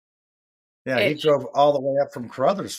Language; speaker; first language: English; native; English